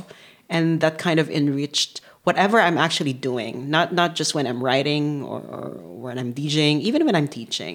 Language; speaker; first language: English; non-native, local second language; Filipino